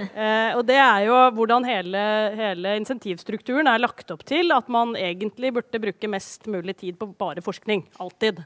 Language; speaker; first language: Norwegian; native; Norwegian